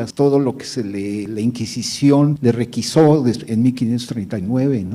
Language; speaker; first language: Spanish; native; Spanish